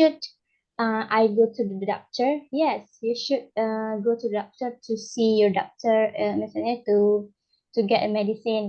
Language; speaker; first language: English; non-native, learner; Indonesian